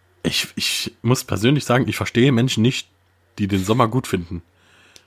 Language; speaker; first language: German; native; German